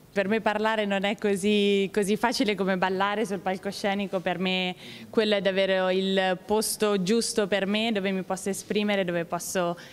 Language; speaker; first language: Italian; native; Italian